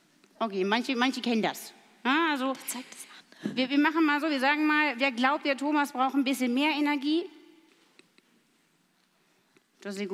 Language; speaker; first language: German; native; German